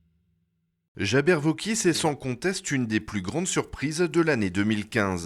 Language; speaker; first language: French; native; French